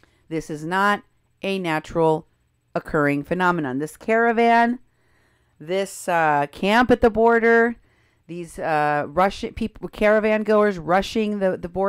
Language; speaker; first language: English; native; English